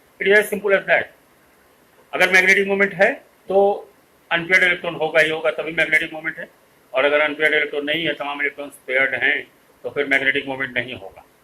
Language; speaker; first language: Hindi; native; Hindi